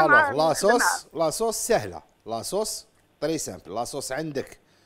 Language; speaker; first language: Arabic; native; Arabic